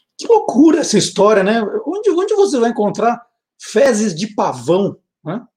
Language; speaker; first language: Portuguese; native; Portuguese